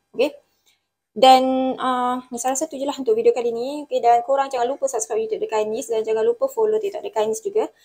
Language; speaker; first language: Malay; native; Malay